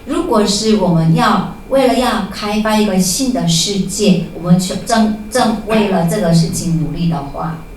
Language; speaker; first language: Chinese; native; Chinese